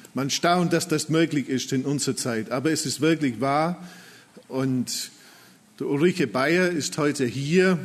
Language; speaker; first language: German; non-native, fluent; English